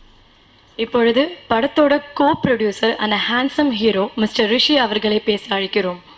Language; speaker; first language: Tamil; native; Tamil